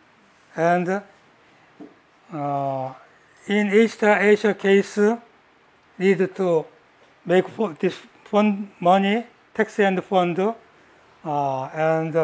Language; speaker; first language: English; non-native, learner; Korean